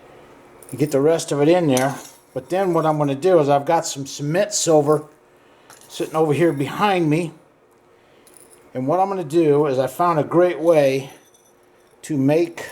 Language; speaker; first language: English; native; English